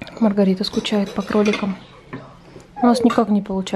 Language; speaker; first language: Russian; native; Russian